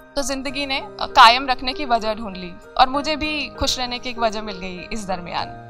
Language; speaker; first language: Hindi; native; Hindi